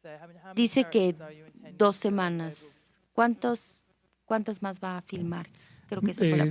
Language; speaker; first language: Spanish; native; Spanish